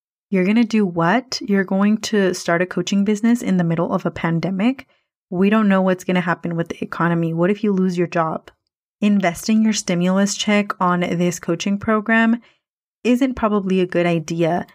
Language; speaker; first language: English; early bilingual, other home language; Spanish